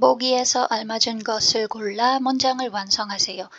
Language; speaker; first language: Korean; non-native, fluent; Filipino